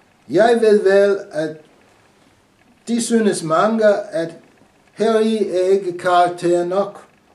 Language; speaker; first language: Danish; non-native, fluent; English